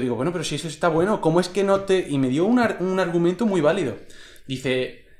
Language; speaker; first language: Spanish; native; Spanish